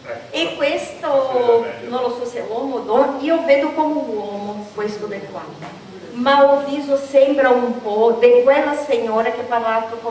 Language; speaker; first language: Italian; non-native, learner; Portuguese